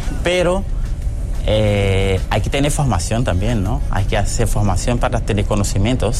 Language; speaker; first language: Spanish; early bilingual, other home language; Portuguese